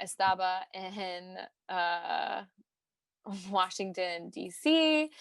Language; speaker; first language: Spanish; non-native, learner; English